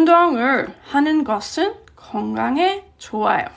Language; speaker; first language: Korean; non-native, fluent; English